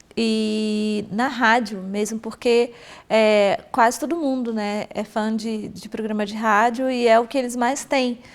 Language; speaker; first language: Portuguese; native; Portuguese